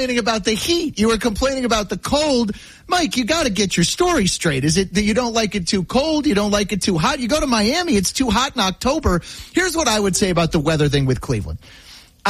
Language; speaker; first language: English; native; English